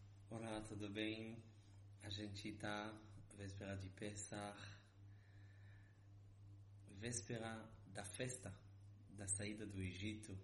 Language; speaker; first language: Portuguese; non-native, fluent; Hebrew